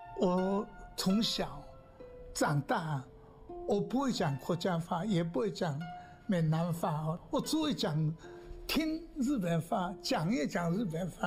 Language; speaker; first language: Chinese; non-native, local second language; Japanese